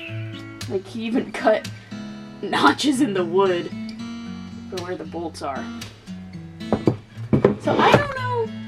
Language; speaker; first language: English; native; English